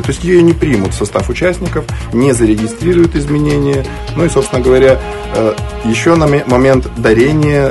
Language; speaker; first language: Russian; native; Russian